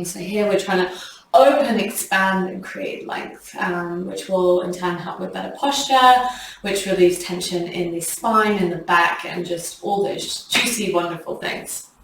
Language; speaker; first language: English; native; English